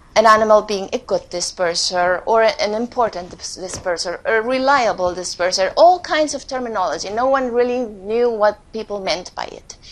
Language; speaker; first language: English; non-native, fluent; Spanish